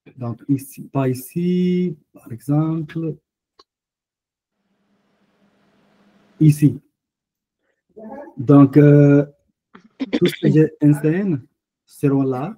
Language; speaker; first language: French; non-native, fluent; Hindi